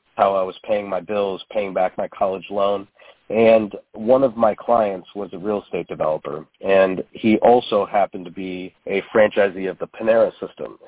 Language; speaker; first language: English; native; English